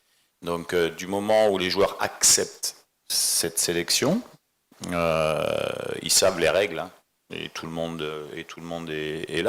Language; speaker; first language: French; native; French